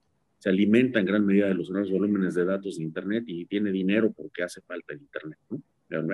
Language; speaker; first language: Spanish; native; Spanish